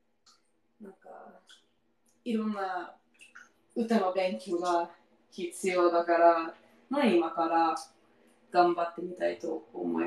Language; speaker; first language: Japanese; non-native, learner; English